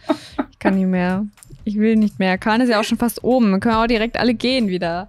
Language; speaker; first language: German; native; German